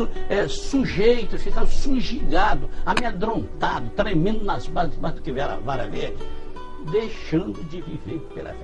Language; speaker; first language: Portuguese; native; Portuguese